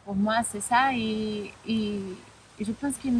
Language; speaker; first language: French; non-native, learner; Spanish